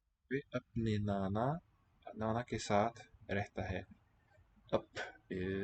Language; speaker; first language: Hindi; non-native, learner; English